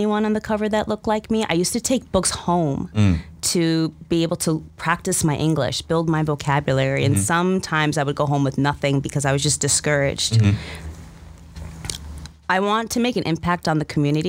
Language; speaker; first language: English; early bilingual, other home language; Russian